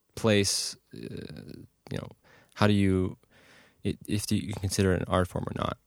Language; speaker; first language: English; native; English